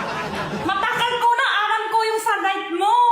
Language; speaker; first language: Filipino; non-native, learner; Chinese